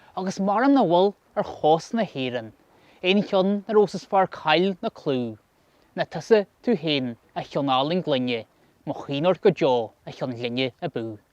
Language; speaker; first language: Irish; native; Irish